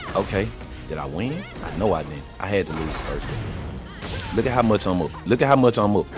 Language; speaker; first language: English; native; English